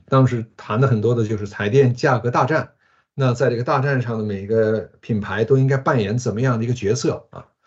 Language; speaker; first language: Chinese; early bilingual, other home language; Japanese